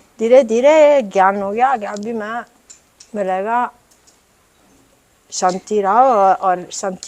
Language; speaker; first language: Hindi; non-native, learner; Italian